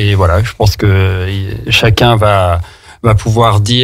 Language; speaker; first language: French; native; French